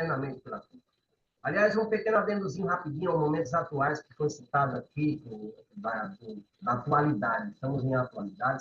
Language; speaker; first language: Portuguese; native; Portuguese